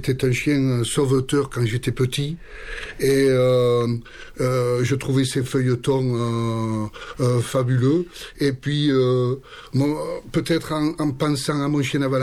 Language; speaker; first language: French; native; French